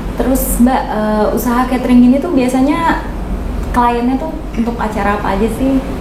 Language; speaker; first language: Indonesian; native; Indonesian